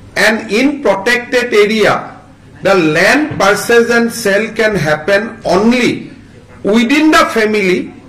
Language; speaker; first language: English; non-native, local second language; Assamese